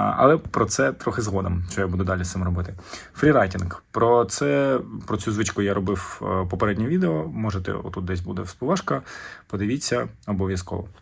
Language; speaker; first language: Ukrainian; non-native, local second language; Russian